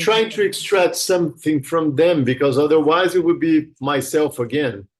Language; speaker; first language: English; non-native, fluent; Portuguese